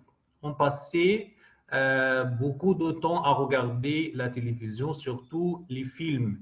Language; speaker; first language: French; non-native, fluent; Arabic